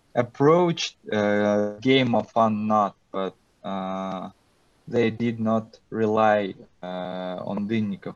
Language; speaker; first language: English; non-native, fluent; Russian